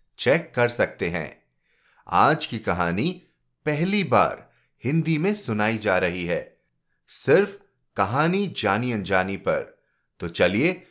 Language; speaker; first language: Hindi; native; Hindi